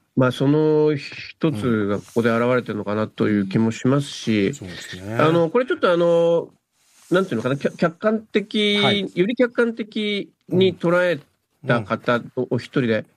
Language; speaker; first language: Japanese; native; Japanese